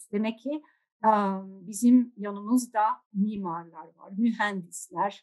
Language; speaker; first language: Turkish; non-native, fluent; Dutch